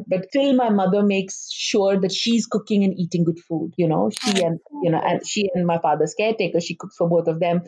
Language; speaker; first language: English; non-native, local second language; Hindi